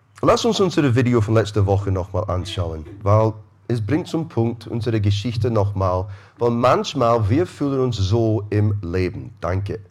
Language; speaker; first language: German; non-native, fluent; English